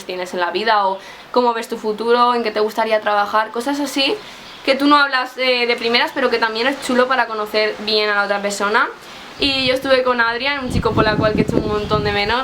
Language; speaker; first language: Spanish; native; Spanish